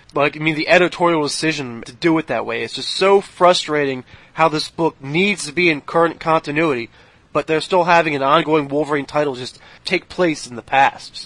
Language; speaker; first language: English; native; English